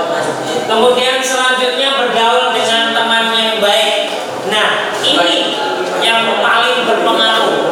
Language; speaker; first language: Indonesian; native; Indonesian